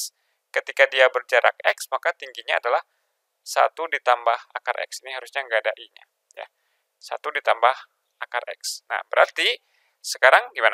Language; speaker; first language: Indonesian; native; Indonesian